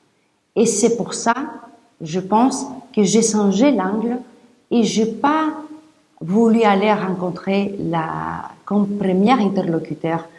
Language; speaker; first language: French; non-native, fluent; Greek